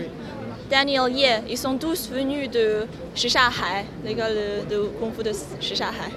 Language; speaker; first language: French; non-native, learner; Chinese